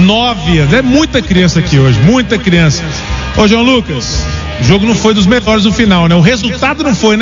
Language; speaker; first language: Portuguese; native; Portuguese